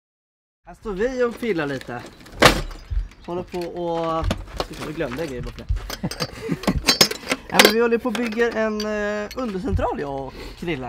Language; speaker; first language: Swedish; native; Swedish